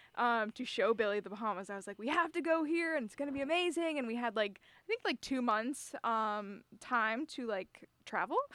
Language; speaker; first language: English; native; English